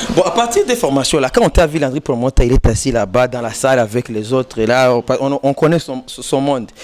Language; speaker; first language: French; non-native, local second language; Rundi